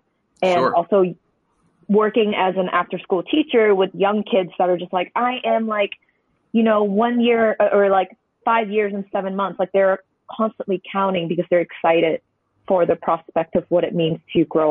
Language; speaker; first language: English; non-native, local second language; Cantonese